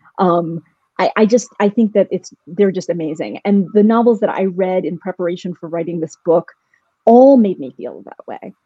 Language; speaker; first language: English; early bilingual, other home language; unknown